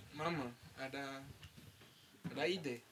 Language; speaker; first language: Indonesian; non-native, fluent; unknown